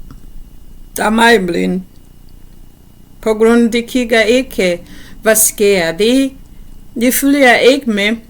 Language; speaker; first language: Danish; non-native, learner; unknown